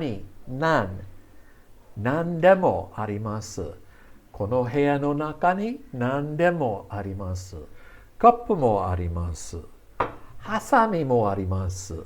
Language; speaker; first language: Japanese; non-native, fluent; English